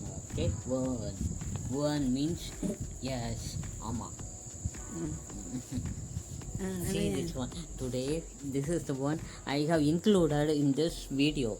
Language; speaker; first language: English; non-native, local second language; Tamil